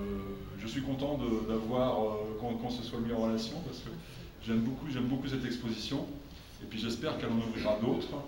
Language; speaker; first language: French; native; French